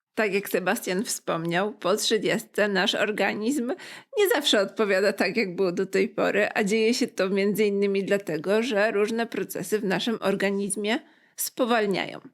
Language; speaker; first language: Polish; native; Polish